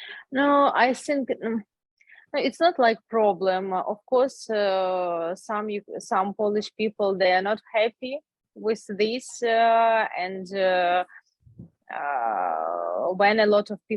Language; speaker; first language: English; non-native, learner; Ukrainian